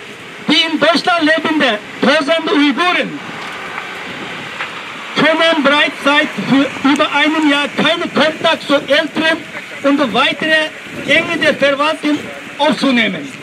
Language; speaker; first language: German; non-native, fluent; Uyghur